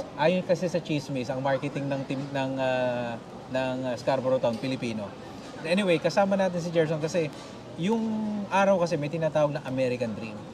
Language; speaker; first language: Filipino; non-native, local second language; Pampanga